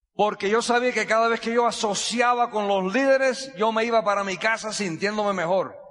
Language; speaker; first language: Spanish; non-native, fluent; English